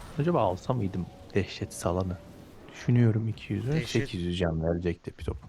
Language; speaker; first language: Turkish; native; Turkish